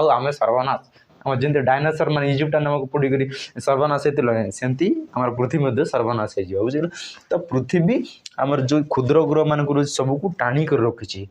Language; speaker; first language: Odia; non-native, local second language; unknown